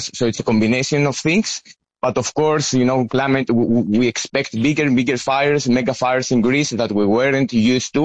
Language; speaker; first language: English; non-native, fluent; Greek